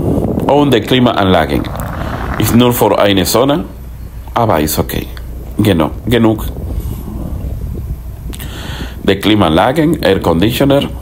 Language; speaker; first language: German; non-native, learner; Spanish